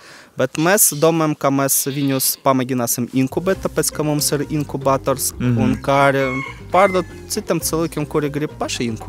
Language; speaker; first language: Latvian; non-native, local second language; Russian